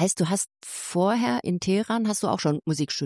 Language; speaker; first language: German; native; German